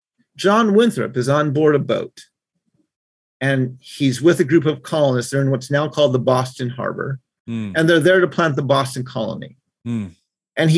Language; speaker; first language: English; native; English